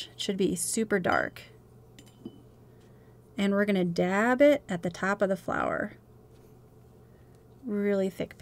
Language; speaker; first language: English; native; English